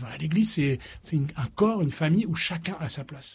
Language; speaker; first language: French; native; French